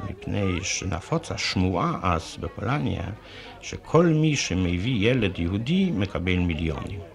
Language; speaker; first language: Hebrew; non-native, fluent; Yiddish